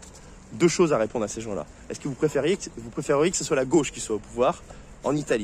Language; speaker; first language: French; native; French